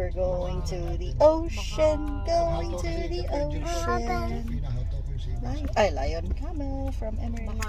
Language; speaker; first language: English; non-native, local second language; Filipino